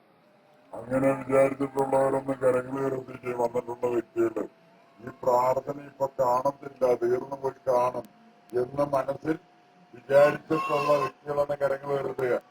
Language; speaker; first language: Malayalam; native; Malayalam